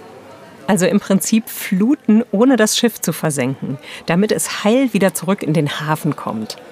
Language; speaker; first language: German; native; German